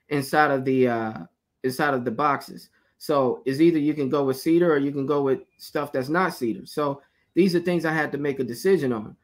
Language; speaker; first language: English; native; English